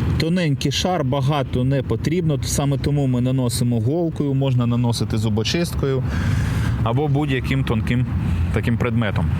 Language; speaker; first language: Ukrainian; native; Ukrainian